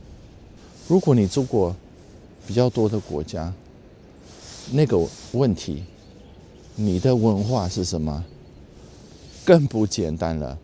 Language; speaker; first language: Chinese; non-native, fluent; Dutch